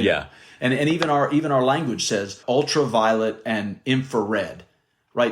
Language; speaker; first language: English; native; English